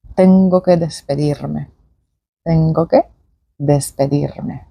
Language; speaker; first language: Spanish; non-native, fluent; Polish